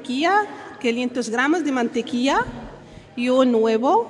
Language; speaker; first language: Spanish; non-native, learner; Arabic